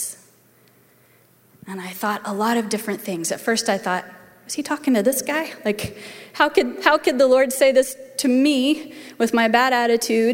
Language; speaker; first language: English; native; English